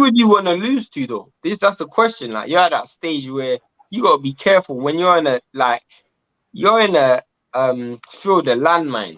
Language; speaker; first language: English; native; English